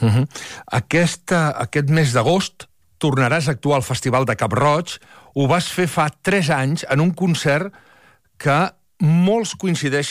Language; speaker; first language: Spanish; non-native, learner; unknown